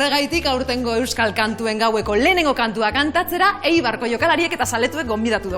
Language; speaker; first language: Basque; native; Basque